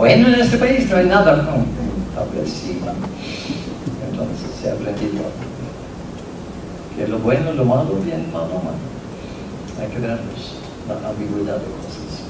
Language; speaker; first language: Spanish; non-native, fluent; Norwegian